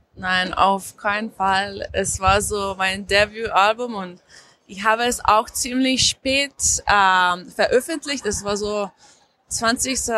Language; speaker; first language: German; non-native, fluent; Slovenian